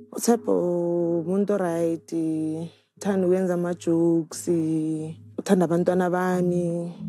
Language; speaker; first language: Zulu; non-native, local second language; Tswana